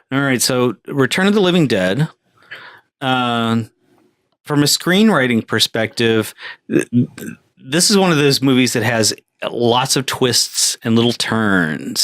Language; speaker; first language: English; native; English